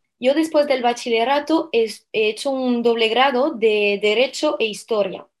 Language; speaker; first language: Spanish; non-native, fluent; French